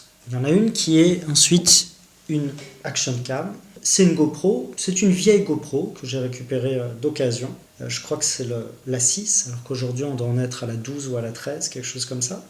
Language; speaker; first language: French; native; French